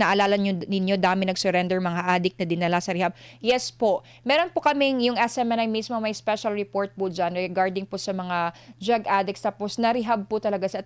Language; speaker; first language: Filipino; non-native, local second language; Cebuano